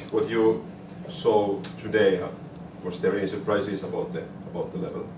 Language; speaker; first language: English; non-native, fluent; Finnish